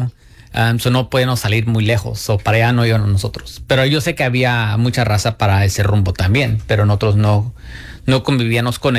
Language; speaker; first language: Spanish; early bilingual, heritage; Spanish